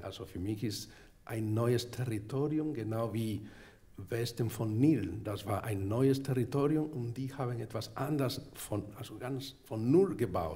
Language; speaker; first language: German; non-native, fluent; Spanish